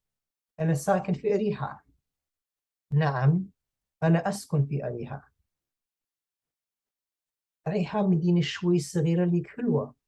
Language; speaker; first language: Arabic; non-native, fluent; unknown